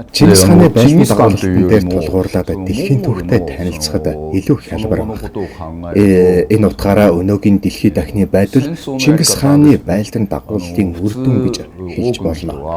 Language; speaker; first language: Mongolian; native; Mongolian